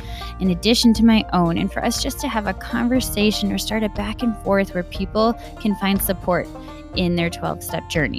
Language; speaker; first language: English; native; English